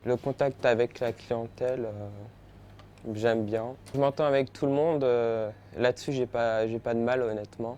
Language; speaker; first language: French; native; French